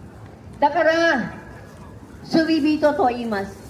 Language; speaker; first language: Japanese; non-native, learner; Filipino